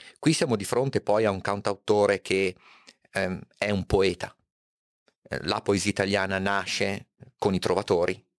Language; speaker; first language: Italian; native; Italian